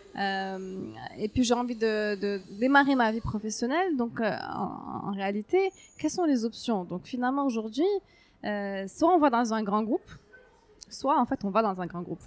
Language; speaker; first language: French; non-native, local second language; Arabic